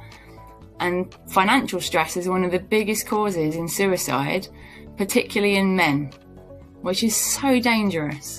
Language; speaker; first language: English; native; English